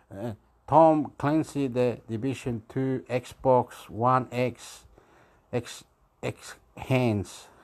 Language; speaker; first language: English; non-native, fluent; Spanish